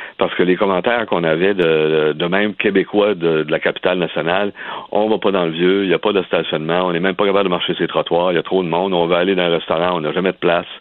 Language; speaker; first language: French; native; French